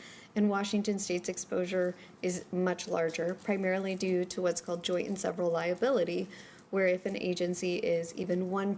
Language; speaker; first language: English; native; English